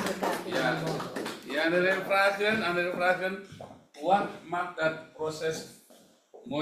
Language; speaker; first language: Dutch; non-native, learner; Indonesian